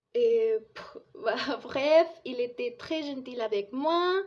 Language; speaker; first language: French; non-native, fluent; Spanish